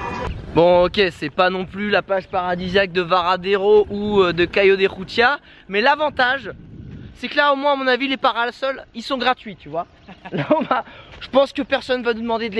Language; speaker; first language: French; native; French